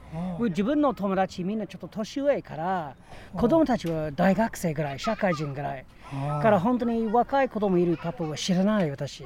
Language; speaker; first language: Japanese; non-native, learner; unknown